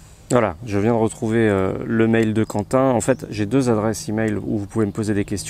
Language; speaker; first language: French; native; French